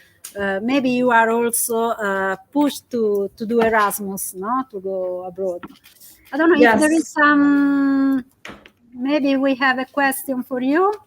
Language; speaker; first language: English; non-native, fluent; Italian